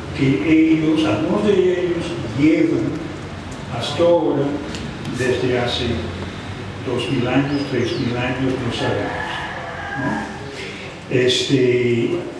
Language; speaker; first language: Spanish; non-native, fluent; English